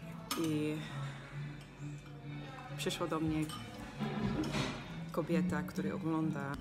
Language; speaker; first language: Polish; non-native, fluent; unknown